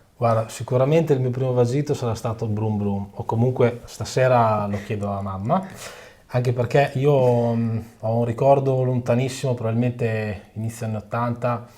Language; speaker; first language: Italian; native; Italian